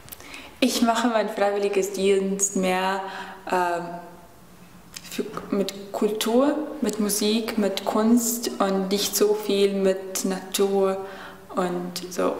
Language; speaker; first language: German; non-native, learner; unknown